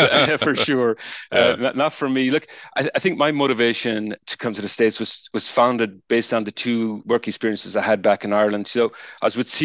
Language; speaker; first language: English; native; English